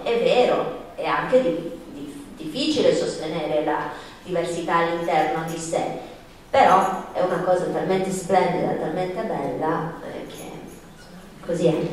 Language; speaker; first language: Italian; non-native, fluent; Spanish